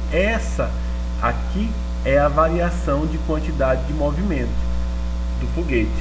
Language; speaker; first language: Portuguese; native; Portuguese